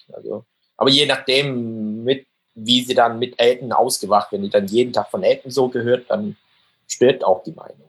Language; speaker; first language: German; non-native, fluent; Vietnamese